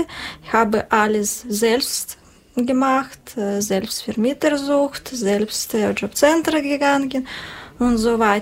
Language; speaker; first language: German; non-native, learner; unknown